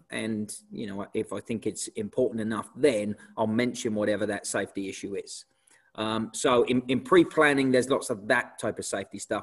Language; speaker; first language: English; native; English